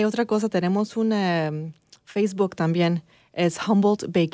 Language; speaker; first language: Spanish; early bilingual, heritage; English